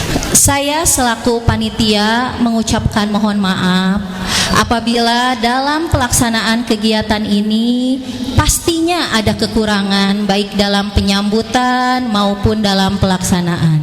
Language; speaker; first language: Indonesian; native; Indonesian